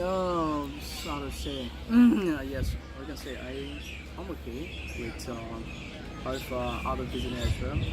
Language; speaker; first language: English; non-native, learner; Burmese